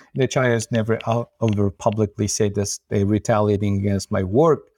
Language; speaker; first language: English; non-native, fluent; Uyghur